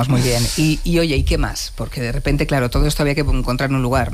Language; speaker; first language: Spanish; native; Spanish